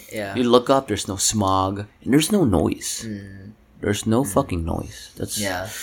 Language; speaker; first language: English; non-native, local second language; Cebuano